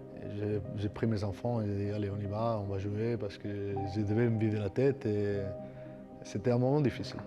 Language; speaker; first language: French; non-native, fluent; Spanish